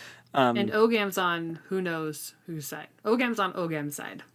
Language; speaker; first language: English; native; English